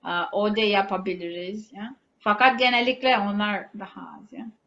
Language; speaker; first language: Turkish; non-native, fluent; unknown